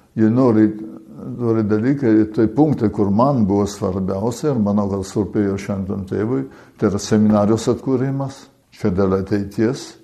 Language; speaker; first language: Lithuanian; early bilingual, heritage; Lithuanian